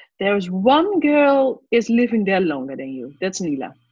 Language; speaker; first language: English; non-native, fluent; Dutch